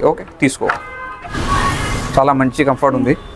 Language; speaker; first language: Telugu; non-native, local second language; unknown